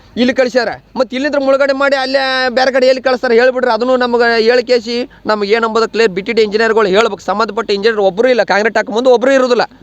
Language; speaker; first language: Kannada; native; Kannada